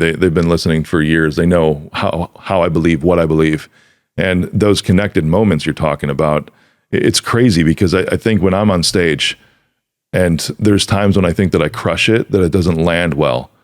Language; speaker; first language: English; native; English